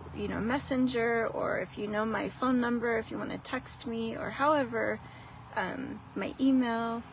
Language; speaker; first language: English; native; English